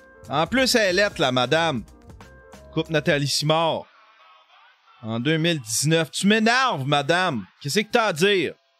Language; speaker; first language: French; native; French